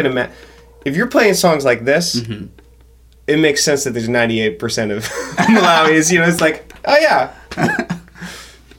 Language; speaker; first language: English; native; English